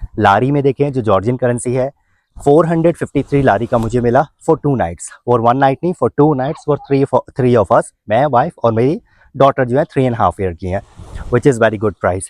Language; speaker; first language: Urdu; native; Urdu